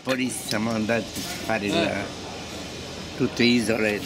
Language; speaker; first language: Italian; non-native, learner; French